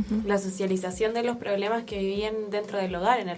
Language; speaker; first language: Spanish; native; Spanish